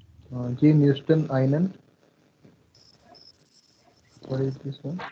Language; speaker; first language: German; non-native, learner; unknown